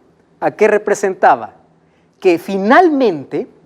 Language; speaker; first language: Spanish; native; Spanish